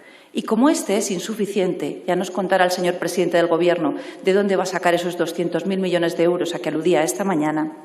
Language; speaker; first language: Spanish; native; Spanish